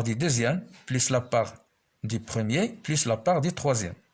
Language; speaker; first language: French; non-native, local second language; Arabic